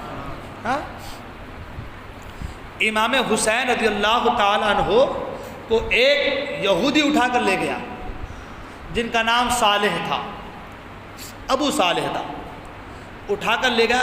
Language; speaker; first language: Urdu; native; Urdu